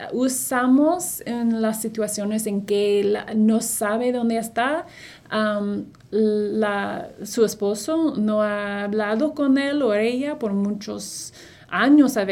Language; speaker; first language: Spanish; non-native, fluent; English